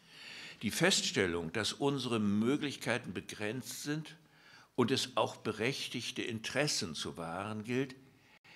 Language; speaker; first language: German; native; German